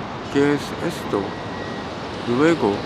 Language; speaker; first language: Spanish; non-native, learner; Japanese